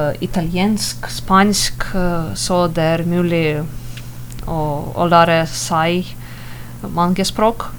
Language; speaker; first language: Norwegian; non-native, learner; Ukrainian